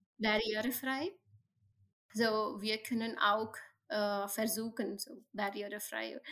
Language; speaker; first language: German; non-native, learner; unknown